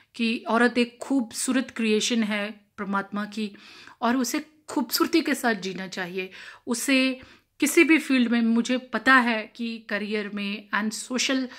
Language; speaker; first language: Hindi; non-native, local second language; Punjabi